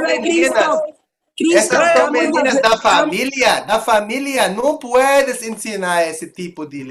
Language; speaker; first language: Portuguese; non-native, fluent; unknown